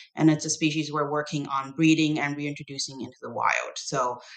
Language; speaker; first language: English; non-native, fluent; Chinese